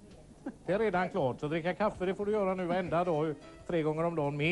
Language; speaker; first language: Swedish; native; Swedish